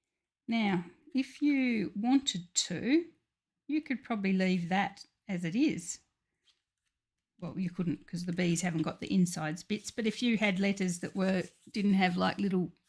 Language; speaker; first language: English; native; English